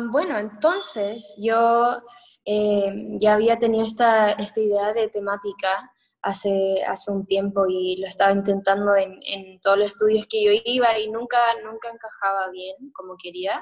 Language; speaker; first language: Spanish; early bilingual, heritage; Spanish